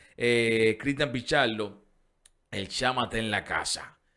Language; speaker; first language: Spanish; native; Spanish